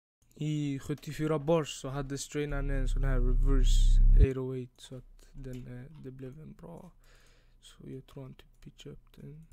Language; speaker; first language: Swedish; early bilingual, other home language; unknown